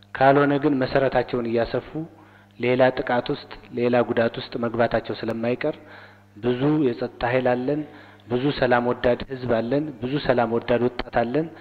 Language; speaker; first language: Amharic; native; Amharic